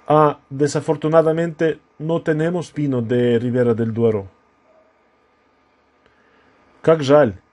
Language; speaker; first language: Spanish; non-native, fluent; Russian